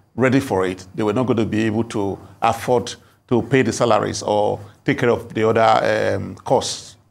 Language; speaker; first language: English; non-native, local second language; Igbo